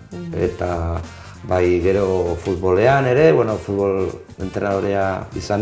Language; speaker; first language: Basque; non-native, local second language; Spanish